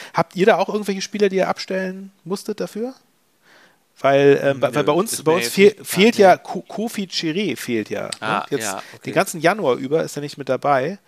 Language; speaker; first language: German; native; German